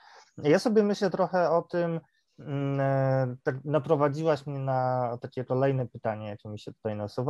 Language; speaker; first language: Polish; native; Polish